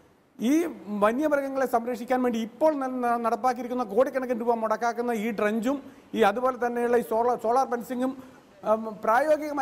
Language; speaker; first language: Malayalam; native; Malayalam